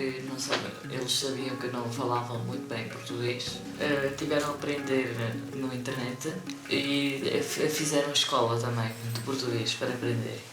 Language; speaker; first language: Portuguese; early bilingual, other home language; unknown